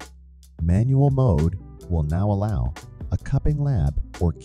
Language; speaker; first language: English; native; English